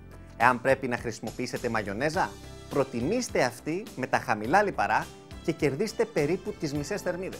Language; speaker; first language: Greek; native; Greek